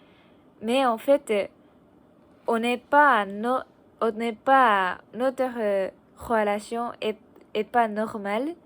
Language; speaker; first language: French; non-native, learner; Japanese